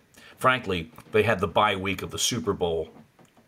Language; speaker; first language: English; native; English